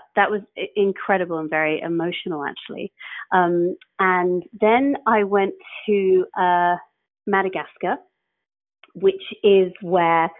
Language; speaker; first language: English; native; English